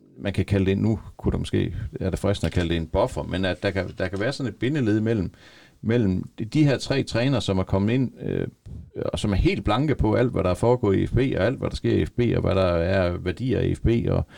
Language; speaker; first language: Danish; native; Danish